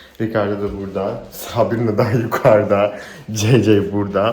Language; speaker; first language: Turkish; native; Turkish